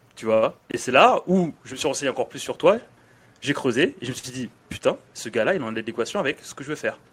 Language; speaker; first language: French; native; French